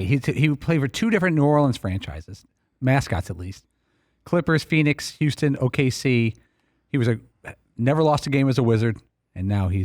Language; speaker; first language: English; native; English